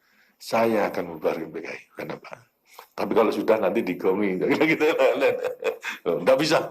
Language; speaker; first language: Indonesian; non-native, local second language; Javanese